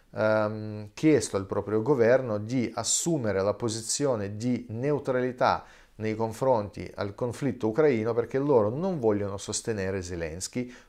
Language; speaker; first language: Italian; native; Italian